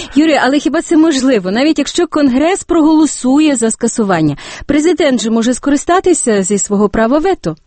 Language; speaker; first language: Ukrainian; native; Ukrainian